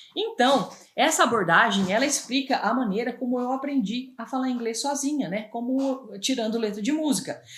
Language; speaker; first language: Portuguese; native; Portuguese